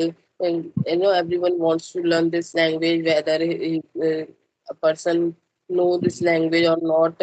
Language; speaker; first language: English; non-native, local second language; Hindi